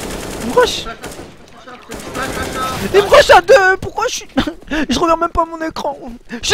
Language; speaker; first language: French; native; French